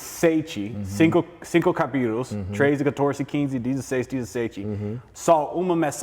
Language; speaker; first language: Portuguese; non-native, learner; English